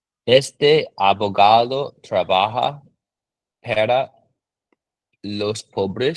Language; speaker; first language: Spanish; non-native, learner; English